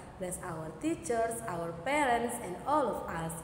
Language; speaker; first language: English; non-native, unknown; Indonesian